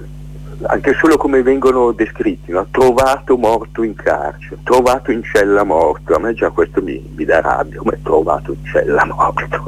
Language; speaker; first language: Italian; native; Italian